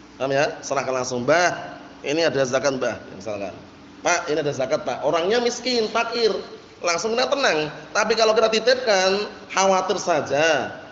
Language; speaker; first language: Indonesian; native; Indonesian